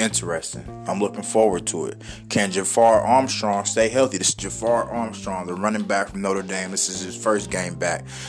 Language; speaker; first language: English; native; English